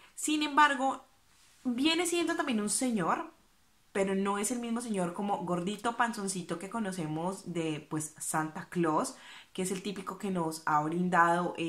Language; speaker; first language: Spanish; native; Spanish